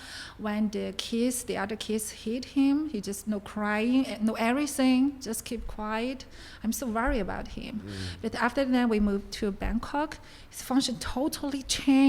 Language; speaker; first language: English; non-native, learner; Chinese